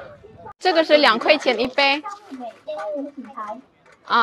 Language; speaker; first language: Chinese; non-native, local second language; Indonesian